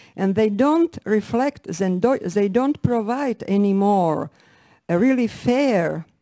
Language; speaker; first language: English; non-native, fluent; Slovak